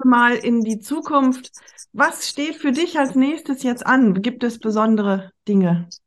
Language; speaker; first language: German; native; German